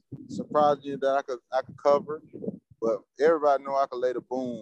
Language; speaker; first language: English; native; English